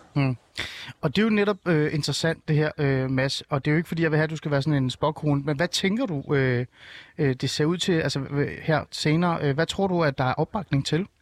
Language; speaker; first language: Danish; early bilingual, other home language; Persian